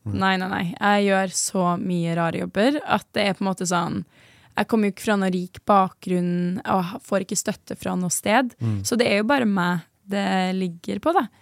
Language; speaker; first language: Norwegian; native; Norwegian